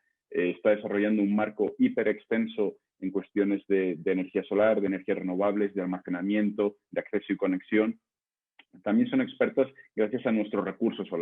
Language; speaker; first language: Spanish; native; Spanish